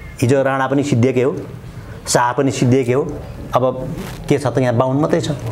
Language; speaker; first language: Nepali; non-native, local second language; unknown